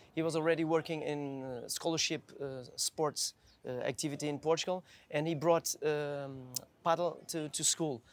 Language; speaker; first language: English; non-native, fluent; Portuguese